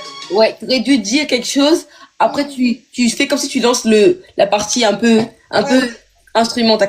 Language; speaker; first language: French; native; French